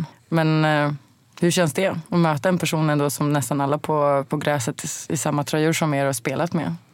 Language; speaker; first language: Swedish; native; Swedish